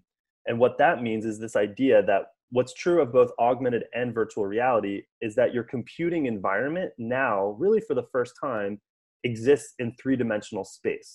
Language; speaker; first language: English; native; English